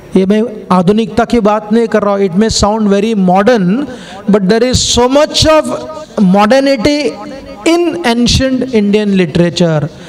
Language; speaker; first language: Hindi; non-native, local second language; Kannada